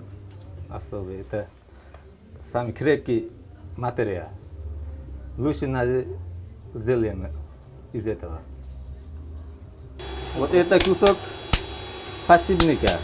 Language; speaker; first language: Russian; non-native, local second language; Uzbek